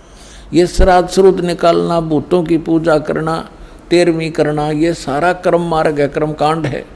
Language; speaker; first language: Hindi; native; Hindi